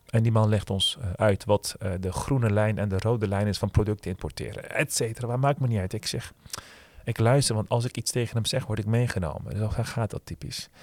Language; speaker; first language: Dutch; early bilingual, other home language; Turkish